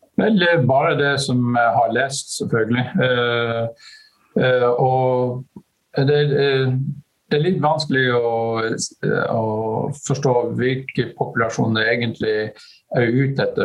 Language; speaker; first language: Norwegian; non-native, fluent; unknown